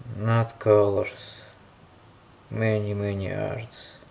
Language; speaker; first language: English; non-native, learner; Russian